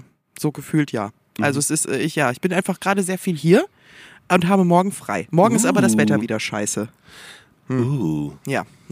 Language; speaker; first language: German; native; German